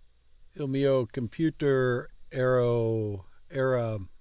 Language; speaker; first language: Italian; non-native, learner; English